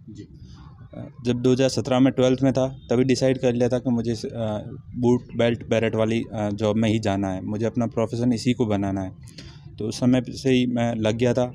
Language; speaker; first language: Hindi; native; Hindi